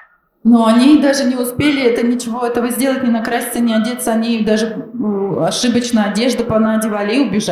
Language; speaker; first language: Russian; native; Russian